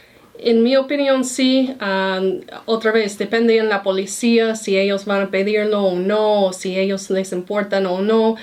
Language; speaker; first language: Spanish; non-native, fluent; English